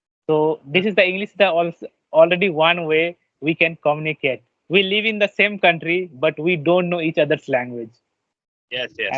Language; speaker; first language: English; non-native, learner; Bangla